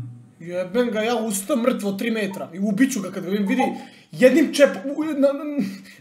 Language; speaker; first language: Bosnian; native; Bosnian